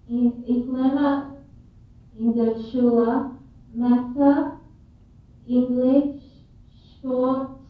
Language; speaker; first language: German; non-native, learner; English